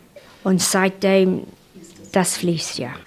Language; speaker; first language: German; non-native, fluent; English